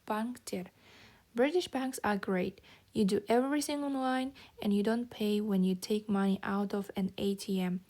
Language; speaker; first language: English; non-native, fluent; Kazakh